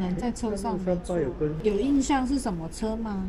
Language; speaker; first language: Chinese; native; Chinese